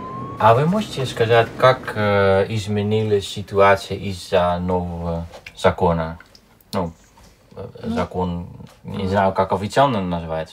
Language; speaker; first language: Russian; non-native, fluent; Dutch